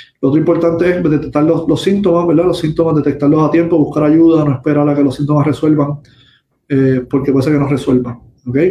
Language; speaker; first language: Spanish; native; Spanish